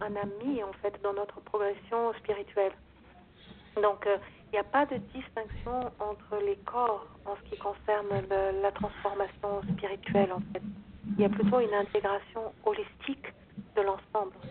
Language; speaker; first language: French; non-native, fluent; Portuguese